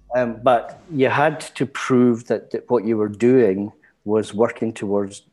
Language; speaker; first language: English; native; English